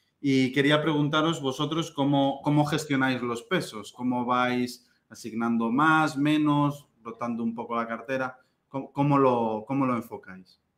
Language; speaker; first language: Spanish; native; Spanish